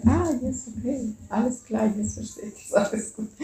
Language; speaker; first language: German; non-native, fluent; Spanish